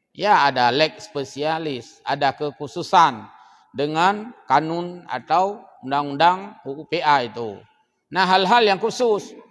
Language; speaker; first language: Malay; non-native, local second language; Achinese